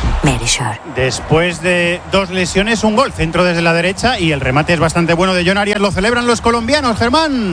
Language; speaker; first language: Spanish; native; Spanish